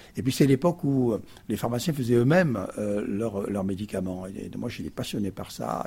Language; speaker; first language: French; native; French